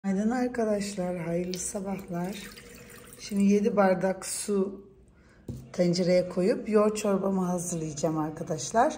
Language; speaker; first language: Turkish; early bilingual, heritage; Turkish